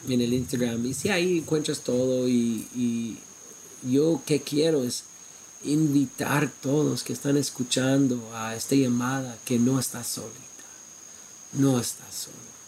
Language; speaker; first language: Spanish; non-native, fluent; English